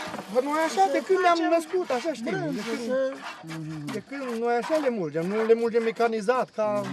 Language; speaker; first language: Romanian; native; Romanian